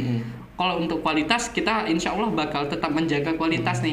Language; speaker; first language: Indonesian; native; Indonesian